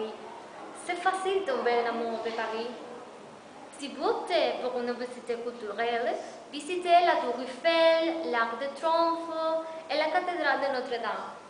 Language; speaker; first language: French; non-native, learner; Spanish